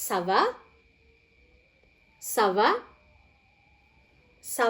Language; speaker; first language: French; non-native, fluent; Indonesian